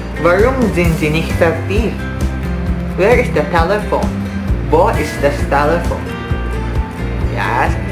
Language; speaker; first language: German; non-native, learner; Filipino